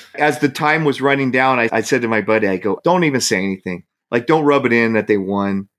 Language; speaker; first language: English; native; English